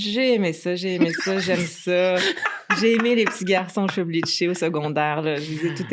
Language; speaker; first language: French; native; French